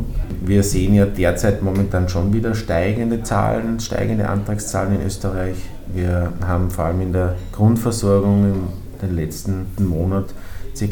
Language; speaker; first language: German; native; German